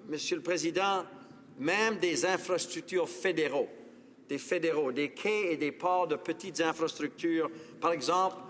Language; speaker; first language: French; non-native, local second language; English